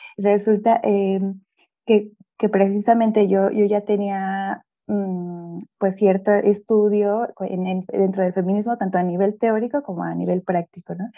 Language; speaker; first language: Spanish; native; Spanish